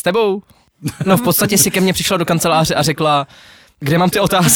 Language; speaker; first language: Czech; native; Czech